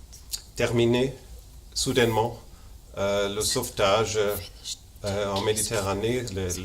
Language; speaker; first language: French; non-native, fluent; German